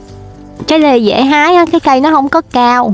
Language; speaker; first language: Vietnamese; native; Vietnamese